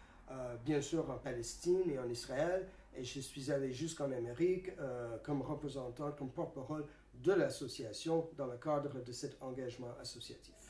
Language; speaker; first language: French; non-native, fluent; English